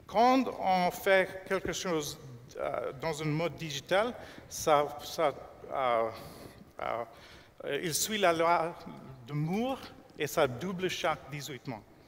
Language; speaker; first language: French; non-native, fluent; English